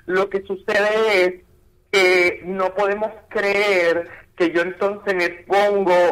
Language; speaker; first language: Spanish; native; Spanish